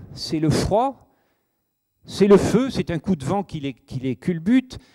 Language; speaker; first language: French; native; French